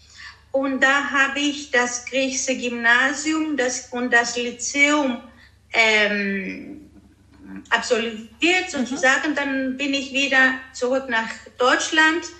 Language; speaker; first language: German; early bilingual, other home language; Greek